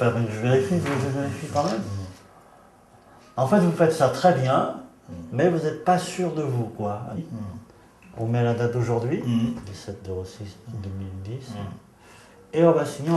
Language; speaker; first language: French; native; French